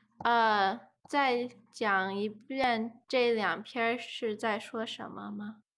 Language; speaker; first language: Chinese; early bilingual, heritage; Chinese